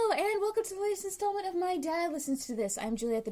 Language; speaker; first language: English; native; English